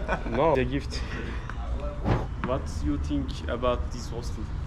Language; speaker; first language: English; non-native, learner; Turkish